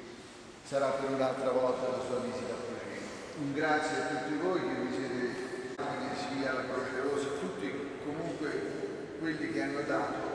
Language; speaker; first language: Italian; native; Italian